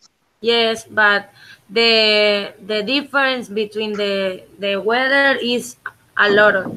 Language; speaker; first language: English; non-native, learner; Spanish